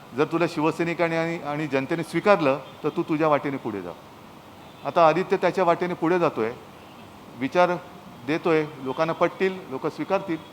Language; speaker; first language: Marathi; native; Marathi